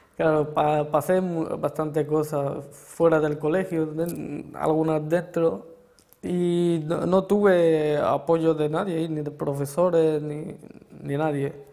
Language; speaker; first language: Spanish; early bilingual, other home language; Arabic